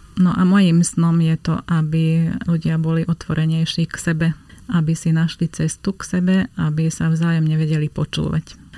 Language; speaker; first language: Slovak; non-native, local second language; Hungarian